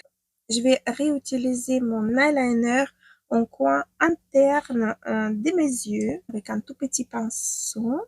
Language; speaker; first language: French; non-native, fluent; Ukrainian